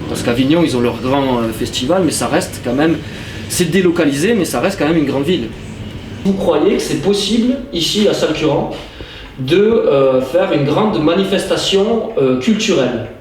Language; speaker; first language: French; native; French